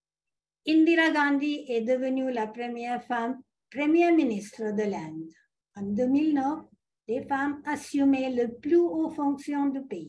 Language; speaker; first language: French; non-native, fluent; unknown